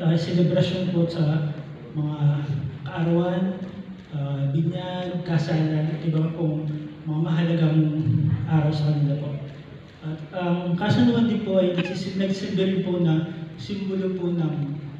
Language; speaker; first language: Filipino; non-native, local second language; Pampanga